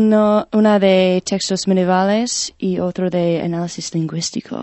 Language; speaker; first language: Spanish; non-native, fluent; English